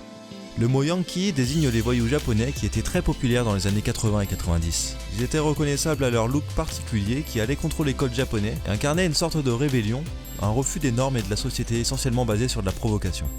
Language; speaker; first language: French; native; French